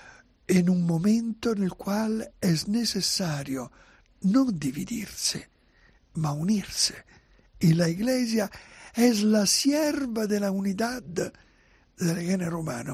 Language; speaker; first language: Spanish; non-native, fluent; Italian